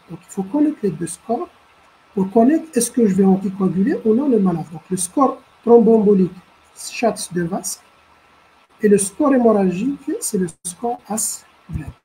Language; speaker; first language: French; non-native, local second language; Arabic